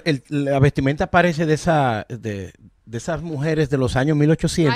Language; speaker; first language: Spanish; native; Spanish